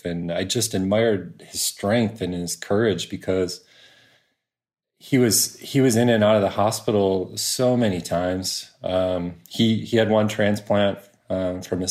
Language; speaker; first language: English; native; English